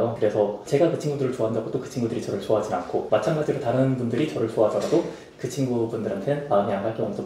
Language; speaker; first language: Korean; native; Korean